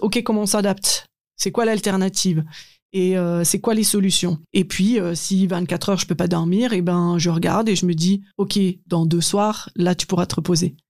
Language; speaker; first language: French; native; French